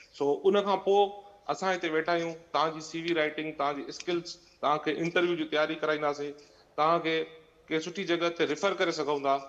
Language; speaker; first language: Sindhi; native; Sindhi